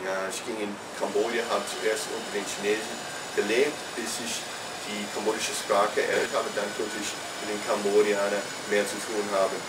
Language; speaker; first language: German; non-native, fluent; English